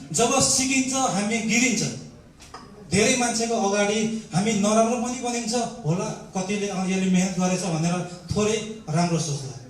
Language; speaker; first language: Nepali; native; Nepali